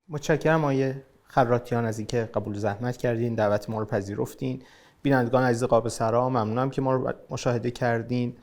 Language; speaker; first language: Persian; native; Persian